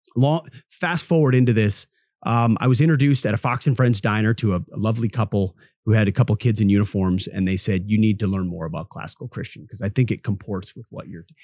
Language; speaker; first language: English; native; English